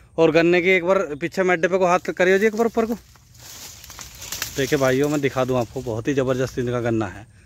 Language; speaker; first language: Hindi; native; Hindi